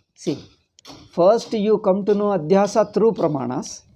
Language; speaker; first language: English; non-native, local second language; Kannada